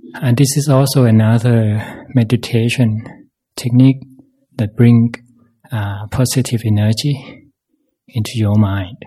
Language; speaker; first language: English; non-native, fluent; Thai